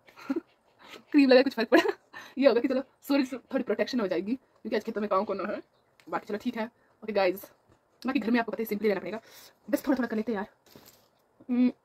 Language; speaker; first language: Hindi; non-native, local second language; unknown